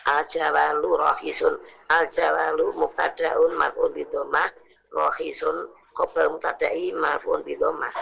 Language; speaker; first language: Arabic; non-native, learner; Indonesian